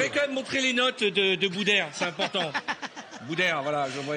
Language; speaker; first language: French; native; French